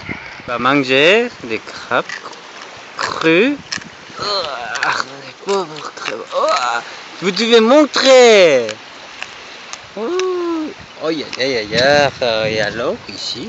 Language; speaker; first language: French; non-native, learner; Korean